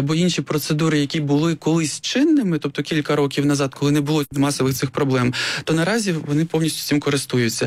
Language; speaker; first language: Ukrainian; native; Ukrainian